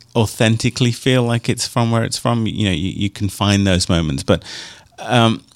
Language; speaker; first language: English; native; English